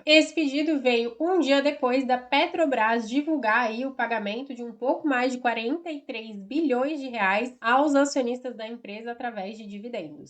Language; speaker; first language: Portuguese; native; Portuguese